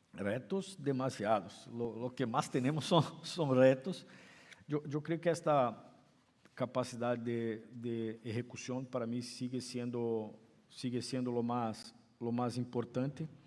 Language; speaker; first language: Spanish; non-native, fluent; Portuguese